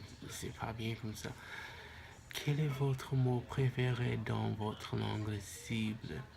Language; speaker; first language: French; non-native, local second language; English